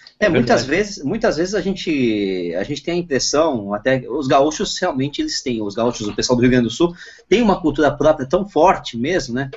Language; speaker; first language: Portuguese; native; Portuguese